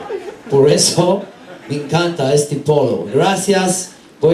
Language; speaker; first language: Spanish; non-native, learner; English